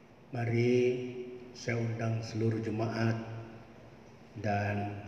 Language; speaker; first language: Malay; native; Malay